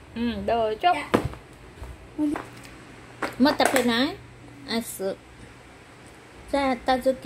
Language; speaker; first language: Japanese; non-native, learner; Vietnamese